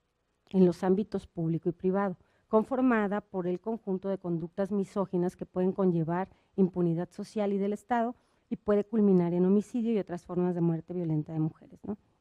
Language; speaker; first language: Spanish; native; Spanish